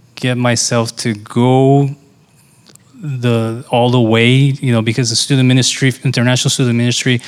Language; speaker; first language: English; non-native, fluent; Portuguese